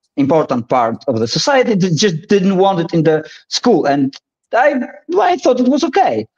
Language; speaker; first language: English; early bilingual, other home language; Polish